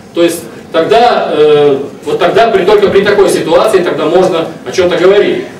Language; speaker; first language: Russian; non-native, local second language; Ukrainian